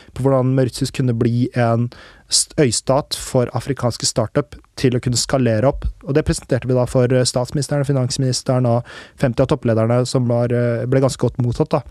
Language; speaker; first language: Norwegian; early bilingual, other home language; Urdu